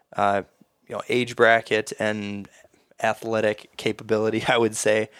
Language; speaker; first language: English; native; English